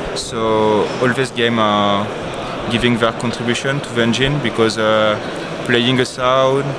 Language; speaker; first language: English; non-native, learner; French